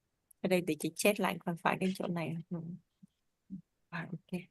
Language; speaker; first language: Vietnamese; native; Vietnamese